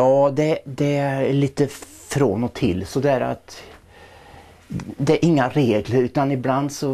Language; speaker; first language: Swedish; native; Swedish